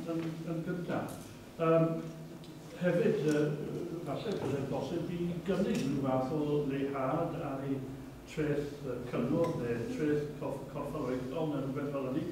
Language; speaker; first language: Welsh; native; Welsh